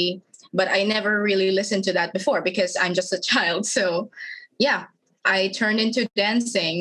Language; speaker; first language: English; non-native, local second language; Filipino